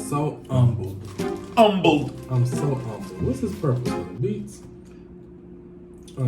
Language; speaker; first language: English; native; English